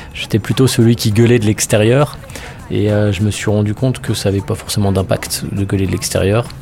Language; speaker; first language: French; native; French